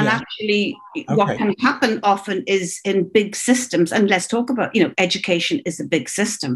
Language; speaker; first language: English; native; English